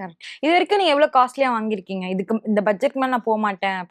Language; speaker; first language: Tamil; native; Tamil